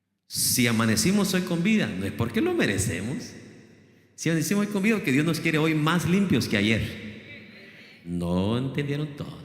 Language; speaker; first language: Spanish; native; Spanish